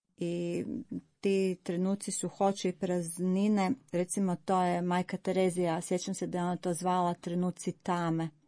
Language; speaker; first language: Croatian; native; Croatian